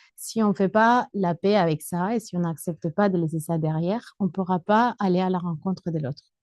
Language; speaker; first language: French; non-native, fluent; Spanish